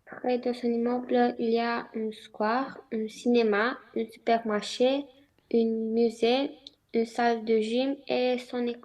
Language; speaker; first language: French; non-native, learner; Romanian